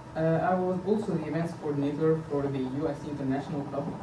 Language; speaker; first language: English; non-native, fluent; Arabic